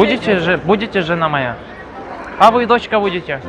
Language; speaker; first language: Russian; non-native, local second language; Kazakh